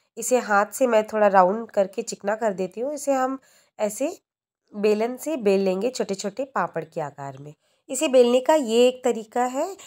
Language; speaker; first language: Hindi; native; Hindi